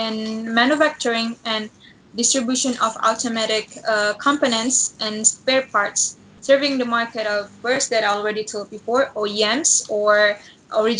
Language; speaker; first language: English; non-native, learner; Indonesian